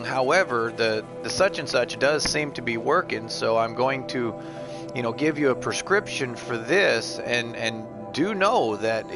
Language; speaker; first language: English; native; English